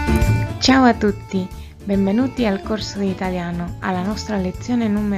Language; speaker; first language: Italian; non-native, fluent; Spanish